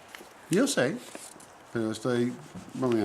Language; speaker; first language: Spanish; non-native, learner; English